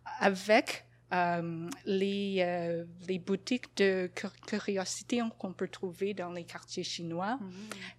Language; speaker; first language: French; non-native, local second language; English